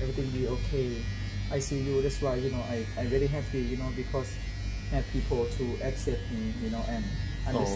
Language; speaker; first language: English; non-native, learner; Thai